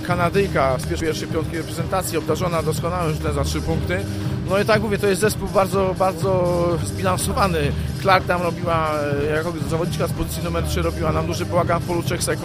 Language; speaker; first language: Polish; native; Polish